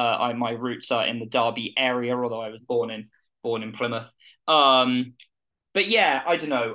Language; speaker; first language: English; native; English